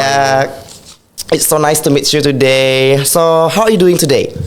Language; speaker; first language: English; non-native, fluent; Indonesian